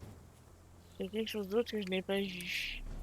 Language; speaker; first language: French; native; French